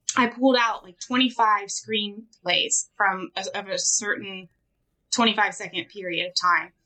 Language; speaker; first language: English; native; English